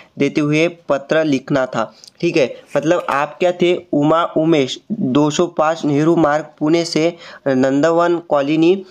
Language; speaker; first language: Hindi; non-native, local second language; Marathi